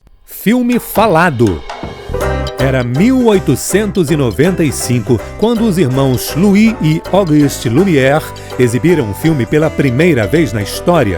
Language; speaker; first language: Portuguese; native; Portuguese